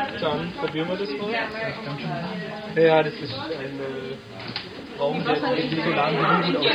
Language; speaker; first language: German; native; German